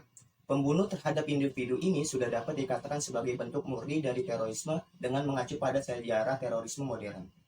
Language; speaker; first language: Indonesian; native; Indonesian